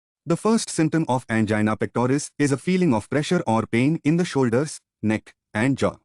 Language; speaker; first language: English; non-native, local second language; Telugu